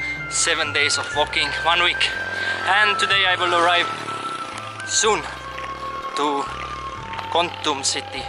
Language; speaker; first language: English; non-native, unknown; Estonian